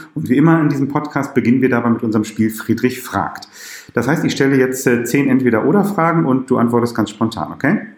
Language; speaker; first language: German; native; German